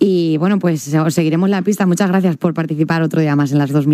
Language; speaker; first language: Spanish; native; Spanish